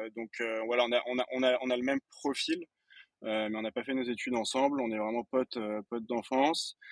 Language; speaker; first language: French; native; French